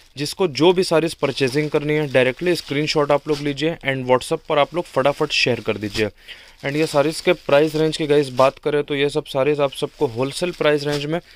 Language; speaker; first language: Hindi; native; Hindi